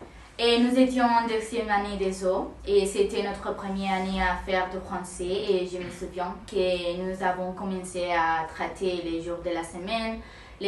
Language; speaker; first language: French; non-native, learner; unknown